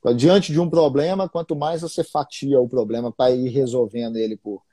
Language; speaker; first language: Portuguese; native; Portuguese